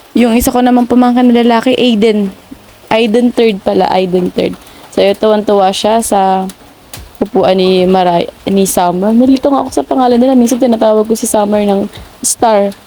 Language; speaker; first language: Filipino; non-native, local second language; Bikol